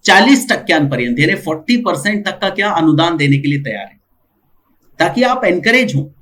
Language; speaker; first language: Hindi; non-native, local second language; Marathi